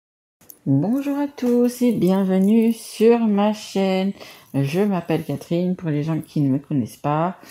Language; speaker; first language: French; native; French